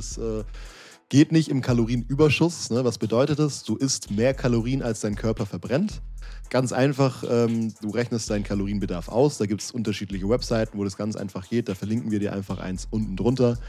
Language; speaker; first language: German; native; German